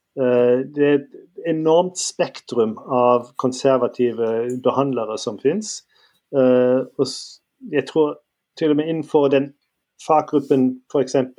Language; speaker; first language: Norwegian; non-native, fluent; German